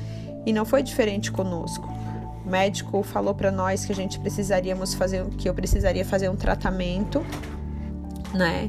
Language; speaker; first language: Portuguese; native; Portuguese